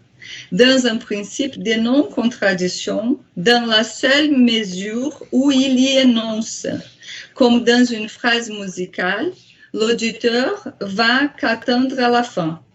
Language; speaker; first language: French; non-native, fluent; Portuguese